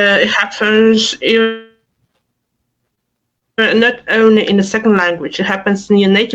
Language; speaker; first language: English; non-native, fluent; Russian